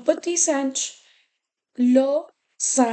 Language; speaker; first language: French; non-native, fluent; Hindi